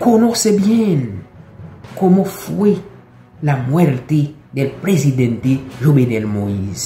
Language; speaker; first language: Spanish; non-native, local second language; Haitian Creole